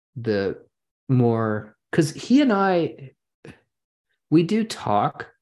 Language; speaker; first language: English; early bilingual, other home language; German